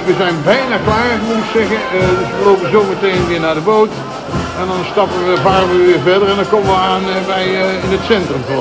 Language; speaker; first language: Dutch; native; Dutch